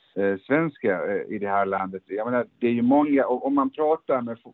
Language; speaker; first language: Swedish; early bilingual, other home language; Persian